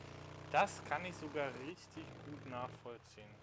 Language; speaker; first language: German; native; German